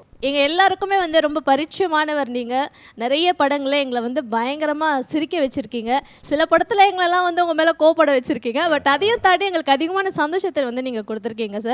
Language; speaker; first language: Tamil; native; Tamil